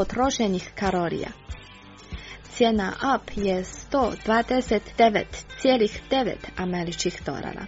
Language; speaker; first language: Croatian; non-native, fluent; Chinese